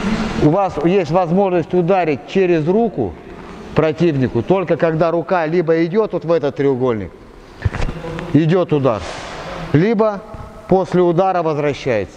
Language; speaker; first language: Russian; native; Russian